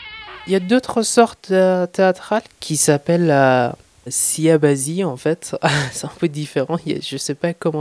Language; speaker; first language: French; non-native, fluent; Persian